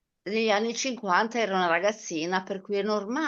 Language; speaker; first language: Italian; native; Italian